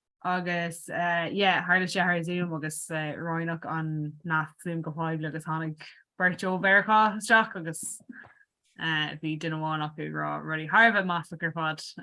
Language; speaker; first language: Irish; non-native, local second language; English